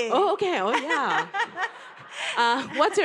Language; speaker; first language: English; non-native, learner; Japanese